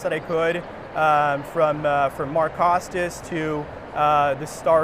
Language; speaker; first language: English; native; English